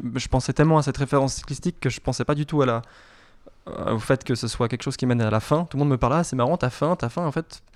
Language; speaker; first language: French; native; French